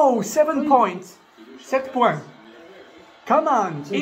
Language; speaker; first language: English; non-native, fluent; French